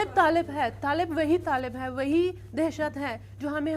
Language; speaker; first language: Hindi; non-native, learner; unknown